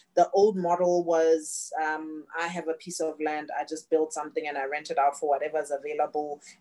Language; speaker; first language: English; non-native, local second language; Tswana